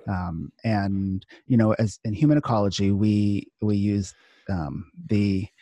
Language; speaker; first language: English; native; English